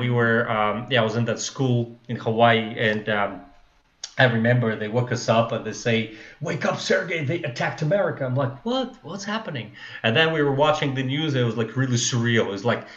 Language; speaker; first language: English; non-native, fluent; Russian